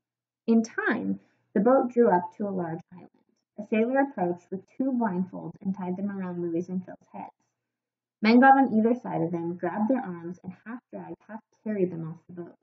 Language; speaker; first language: English; native; English